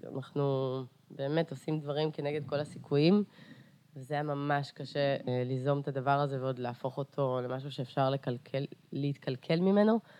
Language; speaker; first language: Hebrew; early bilingual, other home language; Russian